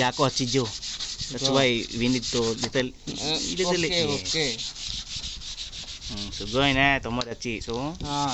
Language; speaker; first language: English; non-native, learner; Filipino